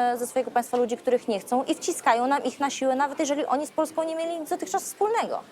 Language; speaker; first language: Polish; native; Polish